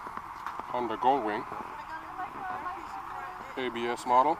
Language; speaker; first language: English; native; English